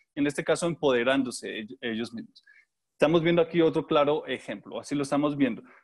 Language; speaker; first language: Spanish; native; Spanish